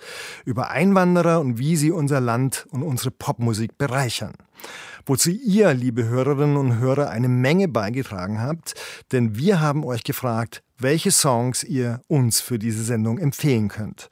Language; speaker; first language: German; native; German